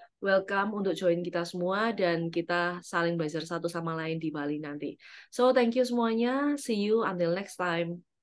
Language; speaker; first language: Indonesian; native; Indonesian